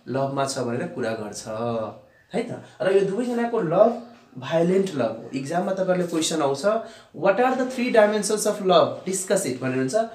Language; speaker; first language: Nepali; non-native, local second language; Bhojpuri